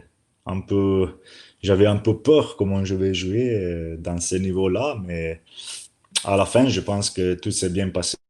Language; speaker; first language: French; non-native, learner; Slovenian